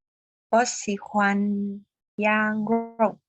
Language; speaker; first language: Chinese; non-native, learner; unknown